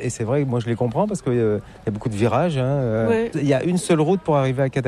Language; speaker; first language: French; native; French